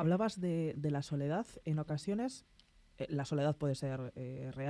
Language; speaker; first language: Spanish; native; Spanish